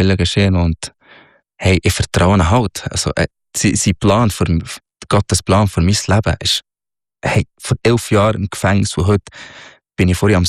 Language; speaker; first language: German; non-native, fluent; Arabic